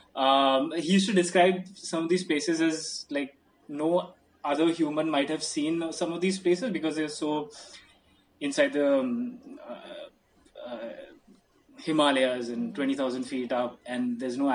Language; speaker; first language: English; non-native, local second language; Hindi